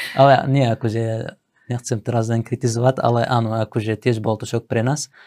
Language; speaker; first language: Slovak; non-native, fluent; Assyrian Neo-Aramaic